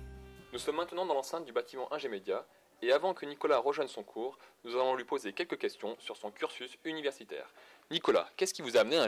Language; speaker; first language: French; native; French